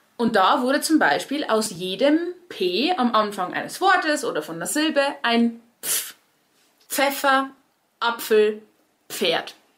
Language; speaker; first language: German; native; German